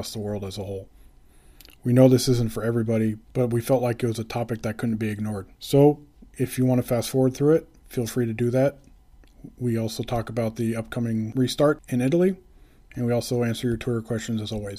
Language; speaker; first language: English; native; English